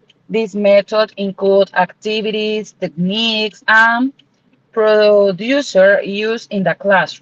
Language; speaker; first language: English; non-native, learner; Spanish